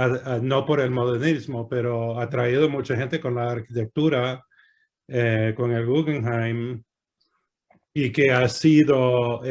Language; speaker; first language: Spanish; non-native, fluent; English